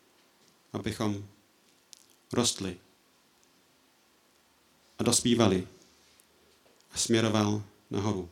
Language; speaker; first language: Czech; non-native, fluent; English